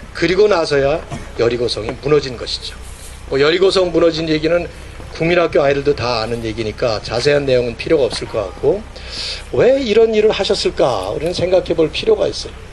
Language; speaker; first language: Korean; native; Korean